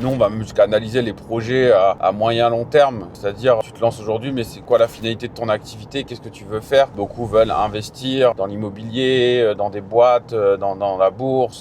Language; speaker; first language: French; native; French